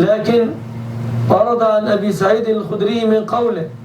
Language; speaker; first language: Arabic; native; Arabic